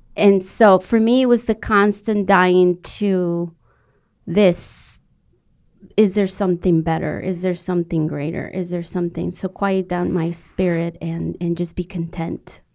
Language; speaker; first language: English; non-native, fluent; Spanish